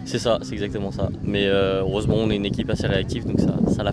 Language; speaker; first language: French; native; French